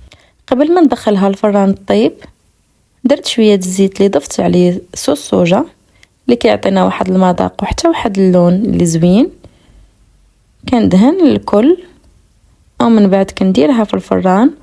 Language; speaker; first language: Arabic; native; Arabic